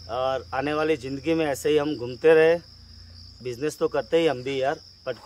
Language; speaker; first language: Hindi; non-native, local second language; Gujarati